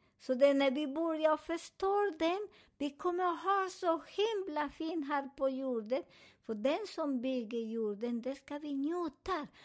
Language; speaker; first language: Swedish; non-native, fluent; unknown